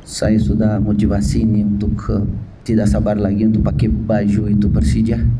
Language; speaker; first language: Indonesian; non-native, fluent; Portuguese